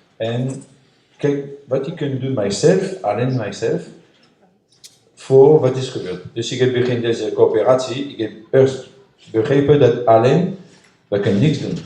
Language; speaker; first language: Dutch; non-native, learner; French